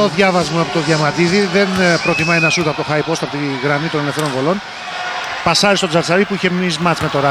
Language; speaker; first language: Greek; native; Greek